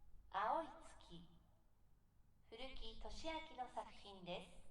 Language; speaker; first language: Japanese; native; Japanese